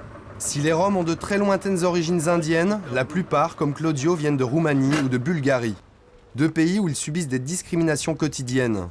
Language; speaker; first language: French; native; French